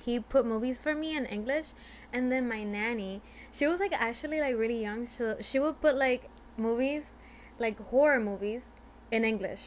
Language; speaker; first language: English; non-native, fluent; Spanish